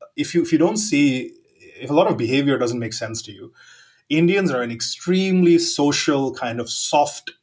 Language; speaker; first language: English; non-native, local second language; Gujarati